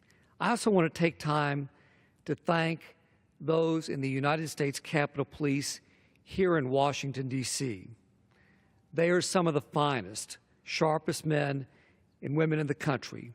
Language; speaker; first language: English; native; English